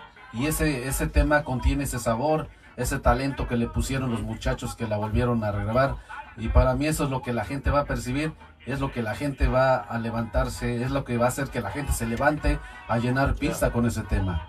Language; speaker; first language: Spanish; native; Spanish